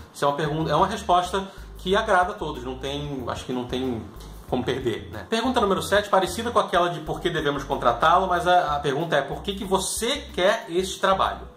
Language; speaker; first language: Portuguese; native; Portuguese